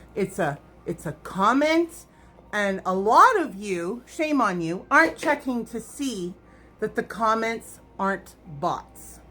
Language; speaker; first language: English; native; English